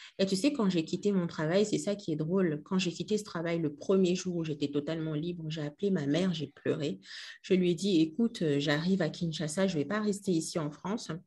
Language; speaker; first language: French; non-native, local second language; Lingala